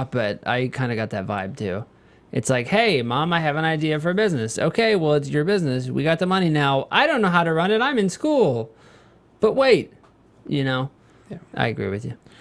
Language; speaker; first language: English; native; English